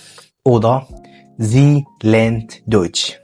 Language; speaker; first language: German; non-native, fluent; Arabic